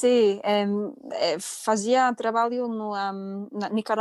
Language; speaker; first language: Portuguese; non-native, fluent; English